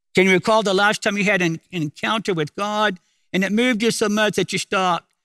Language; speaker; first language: English; native; English